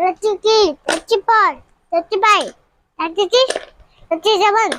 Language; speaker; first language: English; non-native, learner; Tamil